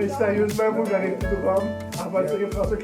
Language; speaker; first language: French; native; French